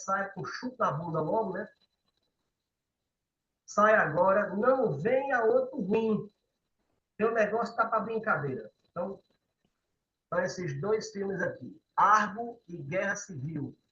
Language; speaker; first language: Portuguese; native; Portuguese